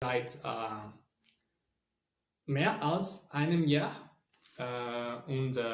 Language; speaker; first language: German; non-native, learner; Portuguese